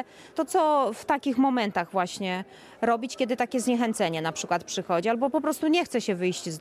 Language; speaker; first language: Polish; native; Polish